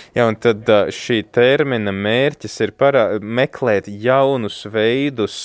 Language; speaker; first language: Latvian; native; Latvian